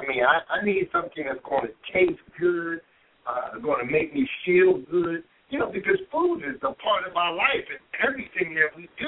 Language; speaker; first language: English; native; English